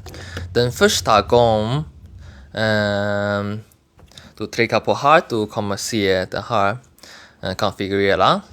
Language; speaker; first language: Swedish; non-native, learner; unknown